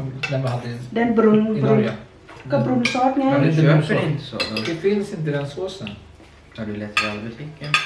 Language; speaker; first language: Swedish; non-native, learner; Thai